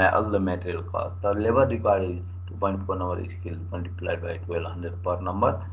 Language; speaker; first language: English; non-native, local second language; Nepali